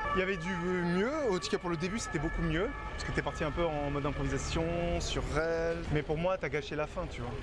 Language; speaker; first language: French; native; French